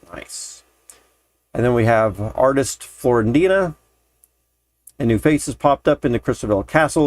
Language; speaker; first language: English; native; English